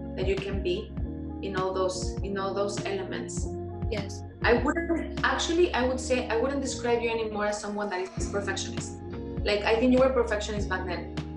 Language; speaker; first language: English; non-native, fluent; Spanish